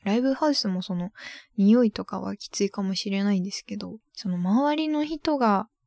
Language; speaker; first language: Japanese; native; Japanese